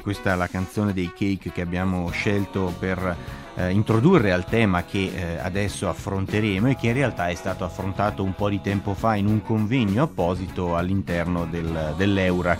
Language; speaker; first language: Italian; native; Italian